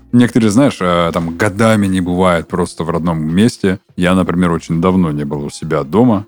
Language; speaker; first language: Russian; native; Russian